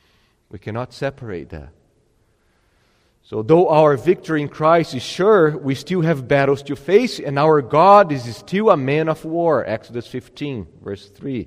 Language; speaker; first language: English; non-native, fluent; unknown